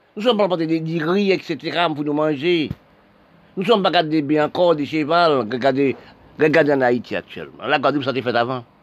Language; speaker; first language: French; non-native, local second language; Haitian Creole